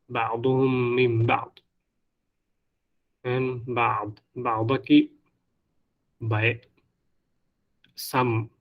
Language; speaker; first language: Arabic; non-native, fluent; Divehi